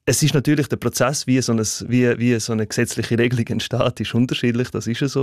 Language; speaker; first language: German; early bilingual, other home language; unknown